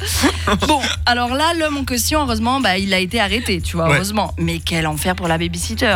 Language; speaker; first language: French; native; French